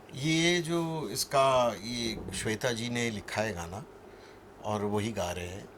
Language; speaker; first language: Hindi; non-native, local second language; Bangla